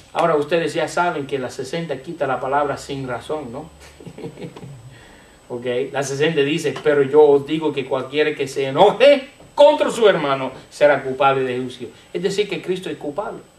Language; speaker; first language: Spanish; non-native, fluent; English